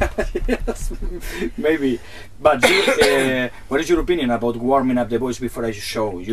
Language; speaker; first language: English; non-native, learner; Spanish